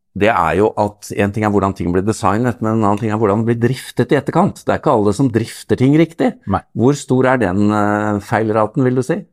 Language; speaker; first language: Norwegian; native; Norwegian